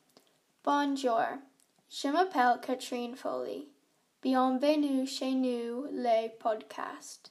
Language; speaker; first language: French; non-native, learner; English